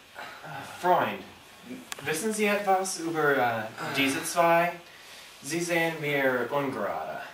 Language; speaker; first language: German; non-native, learner; English